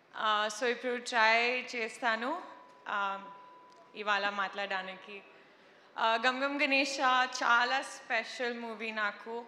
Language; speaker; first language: Telugu; non-native, learner; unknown